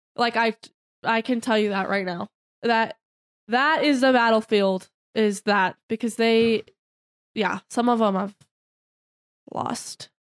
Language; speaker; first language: English; native; English